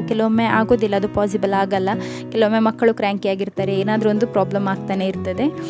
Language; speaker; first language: Kannada; non-native, local second language; Konkani